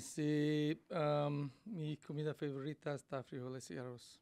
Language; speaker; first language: Spanish; non-native, learner; English